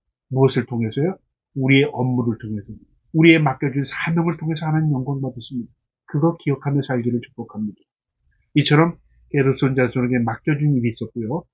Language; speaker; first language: Korean; native; Korean